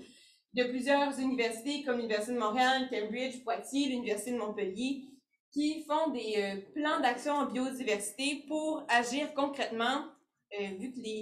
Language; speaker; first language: French; native; French